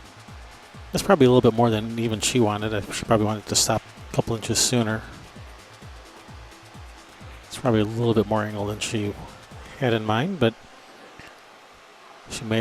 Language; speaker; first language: English; native; English